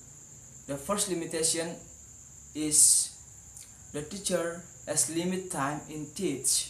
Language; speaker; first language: English; non-native, learner; Indonesian